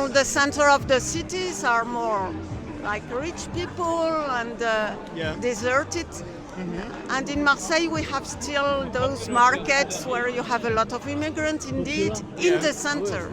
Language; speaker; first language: English; non-native, fluent; French